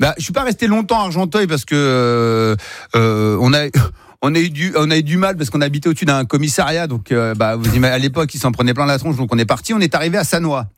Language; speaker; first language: French; native; French